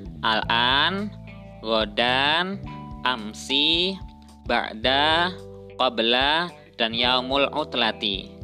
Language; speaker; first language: Arabic; non-native, fluent; Indonesian